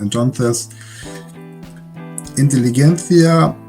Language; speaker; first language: Spanish; non-native, learner; German